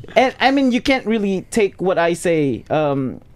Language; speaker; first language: English; non-native, local second language; Pampanga